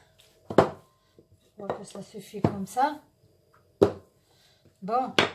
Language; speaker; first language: French; non-native, local second language; Arabic